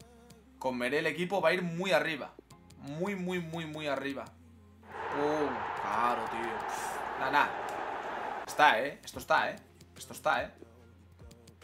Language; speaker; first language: Spanish; native; Spanish